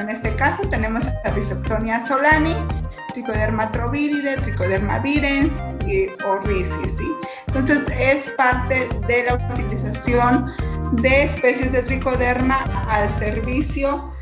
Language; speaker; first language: Spanish; native; Spanish